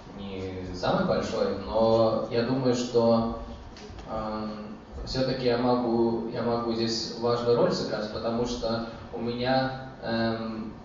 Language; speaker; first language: Russian; early bilingual, heritage; Russian